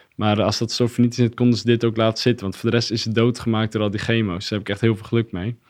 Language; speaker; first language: Dutch; native; Dutch